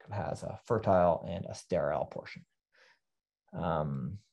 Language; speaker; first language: English; native; English